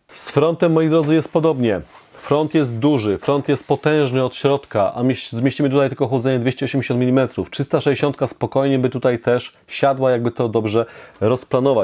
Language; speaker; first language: Polish; native; Polish